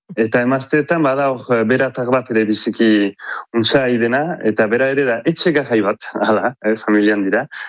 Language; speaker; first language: Basque; native; Basque